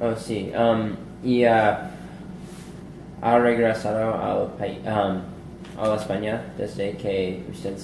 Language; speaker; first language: Spanish; non-native, learner; English